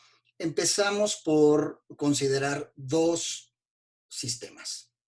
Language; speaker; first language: Spanish; native; Spanish